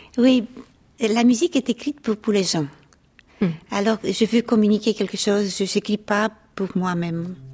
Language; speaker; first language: French; non-native, fluent; Romanian